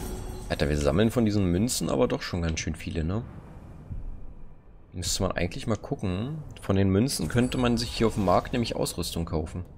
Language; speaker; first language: German; native; German